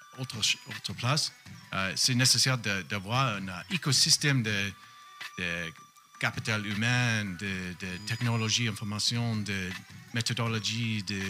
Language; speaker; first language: French; non-native, learner; English